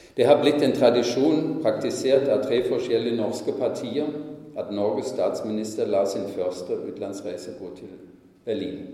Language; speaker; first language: Norwegian; non-native, fluent; German